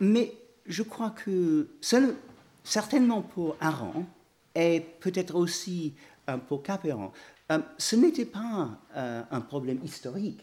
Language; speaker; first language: French; non-native, fluent; English